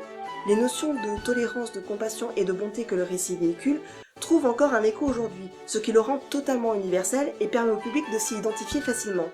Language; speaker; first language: French; native; French